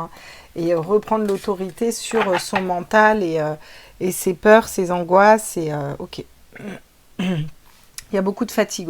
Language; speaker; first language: French; native; French